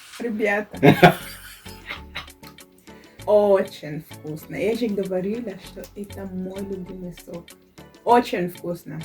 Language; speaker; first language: Russian; non-native, fluent; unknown